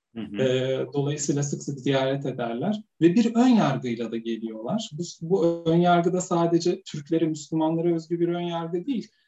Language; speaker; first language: Turkish; native; Turkish